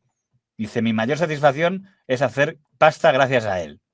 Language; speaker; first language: Spanish; native; Spanish